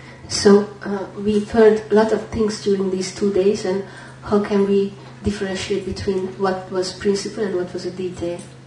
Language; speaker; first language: English; non-native, fluent; Hungarian